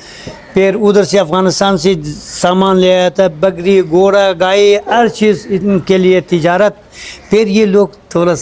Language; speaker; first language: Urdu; non-native, fluent; Persian